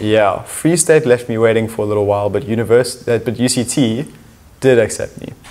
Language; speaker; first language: English; native; English